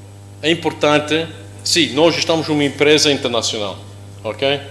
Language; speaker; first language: Portuguese; non-native, learner; English